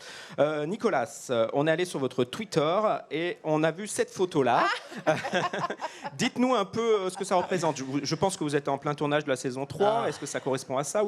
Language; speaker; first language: French; native; French